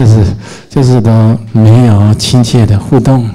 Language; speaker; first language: Chinese; native; Chinese